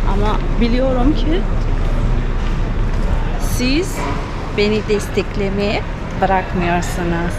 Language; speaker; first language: Turkish; non-native, fluent; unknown